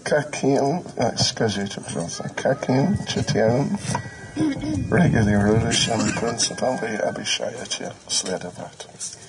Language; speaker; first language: Russian; non-native, learner; English